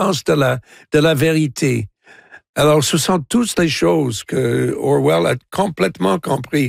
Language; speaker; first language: French; non-native, fluent; English